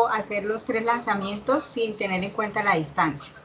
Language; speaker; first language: Spanish; native; Spanish